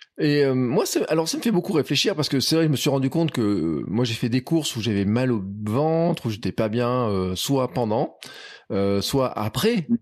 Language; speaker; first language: French; native; French